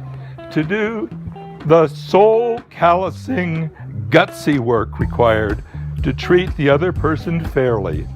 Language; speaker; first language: English; native; English